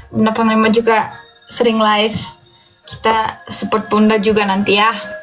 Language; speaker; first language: Indonesian; non-native, fluent; Turkish